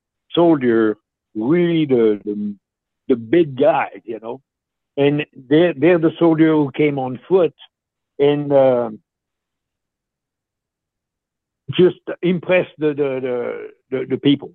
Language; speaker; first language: English; non-native, fluent; French